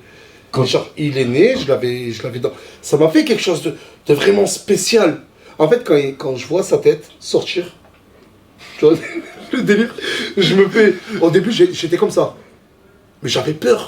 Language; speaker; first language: French; native; French